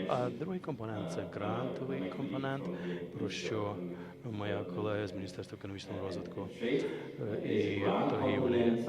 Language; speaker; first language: Ukrainian; non-native, fluent; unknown